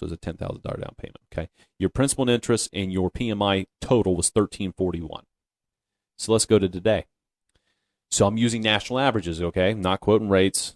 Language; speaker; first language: English; native; English